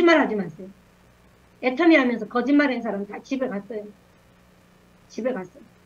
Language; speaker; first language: Korean; native; Korean